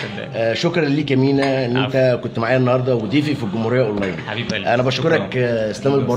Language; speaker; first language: Arabic; native; Arabic